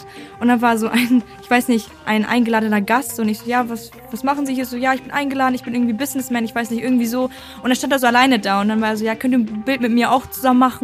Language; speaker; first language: German; native; German